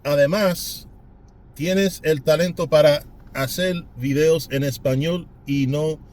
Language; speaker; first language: Spanish; early bilingual, other home language; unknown